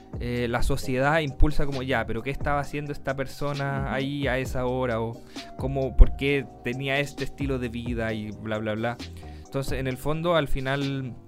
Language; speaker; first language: Spanish; native; Spanish